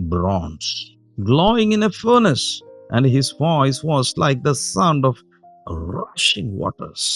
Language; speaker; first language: English; non-native, local second language; Malayalam